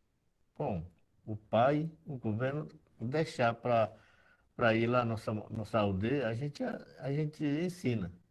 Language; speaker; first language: Portuguese; non-native, local second language; Yanomámi